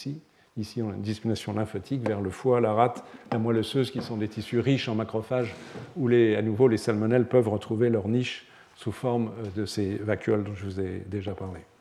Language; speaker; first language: French; native; French